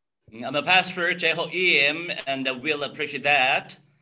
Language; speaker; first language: English; non-native, learner; Korean